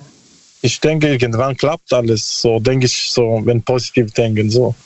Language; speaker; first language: German; non-native, learner; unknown